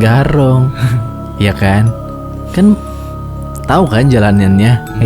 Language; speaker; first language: Indonesian; native; Indonesian